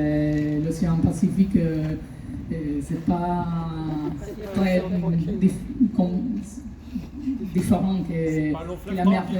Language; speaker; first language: French; non-native, learner; Italian